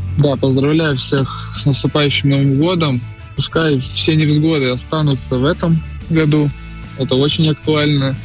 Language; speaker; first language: Russian; native; Russian